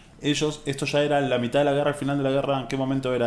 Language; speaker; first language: Spanish; native; Spanish